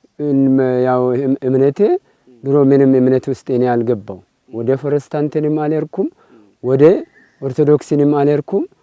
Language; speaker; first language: Amharic; non-native, local second language; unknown